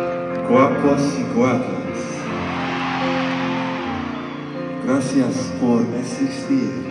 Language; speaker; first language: Spanish; non-native, learner; English